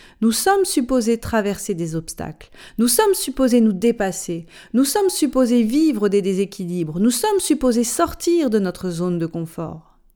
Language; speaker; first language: French; native; French